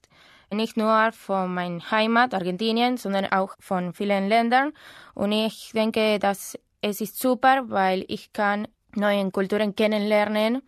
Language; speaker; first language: German; non-native, learner; Spanish